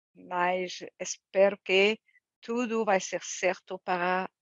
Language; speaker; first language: Portuguese; non-native, learner; French